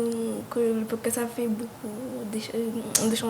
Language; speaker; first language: French; non-native, local second language; Réunion Creole French